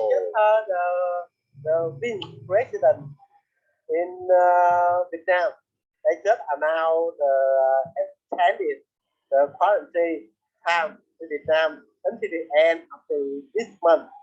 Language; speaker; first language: English; non-native, learner; Vietnamese